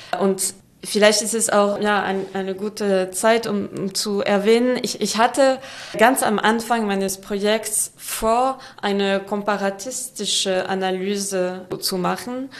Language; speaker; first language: German; non-native, fluent; French